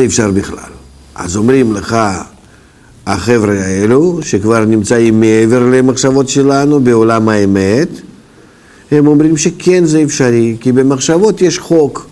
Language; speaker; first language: Hebrew; non-native, fluent; Russian